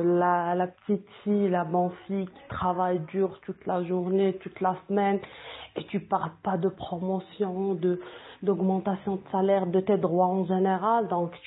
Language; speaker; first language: French; non-native, local second language; Arabic